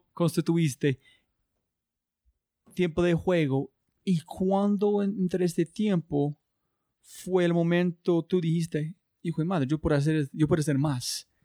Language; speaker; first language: Spanish; non-native, learner; English